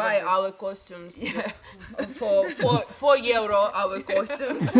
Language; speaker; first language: English; non-native, learner; Ukrainian